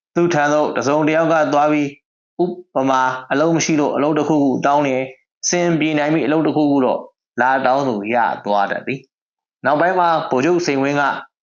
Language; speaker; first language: Burmese; native; Burmese